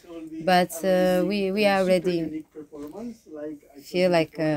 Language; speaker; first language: English; non-native, learner; Portuguese